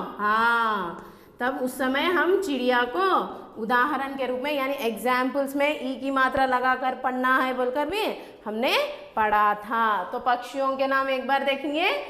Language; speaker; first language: Hindi; native; Hindi